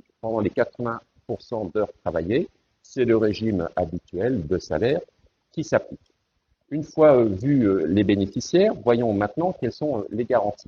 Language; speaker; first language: French; native; French